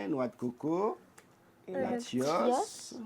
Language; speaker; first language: French; native; French